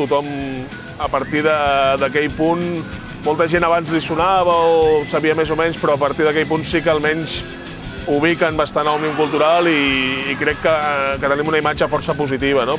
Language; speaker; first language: Catalan; native; Catalan